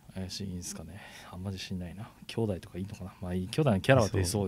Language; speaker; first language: Japanese; native; Japanese